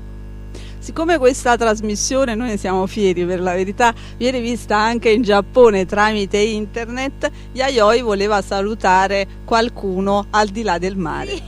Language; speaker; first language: Italian; native; Italian